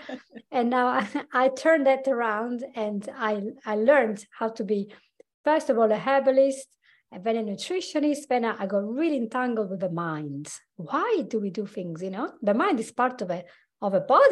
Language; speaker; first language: English; non-native, fluent; Italian